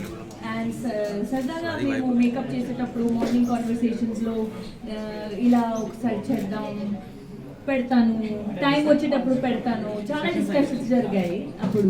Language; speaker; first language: Telugu; non-native, local second language; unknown